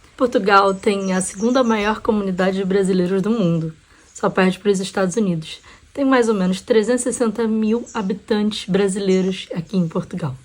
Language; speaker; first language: Portuguese; native; Portuguese